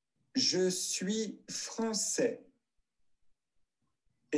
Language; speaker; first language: French; non-native, learner; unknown